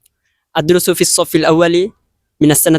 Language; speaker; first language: Arabic; non-native, learner; Bangla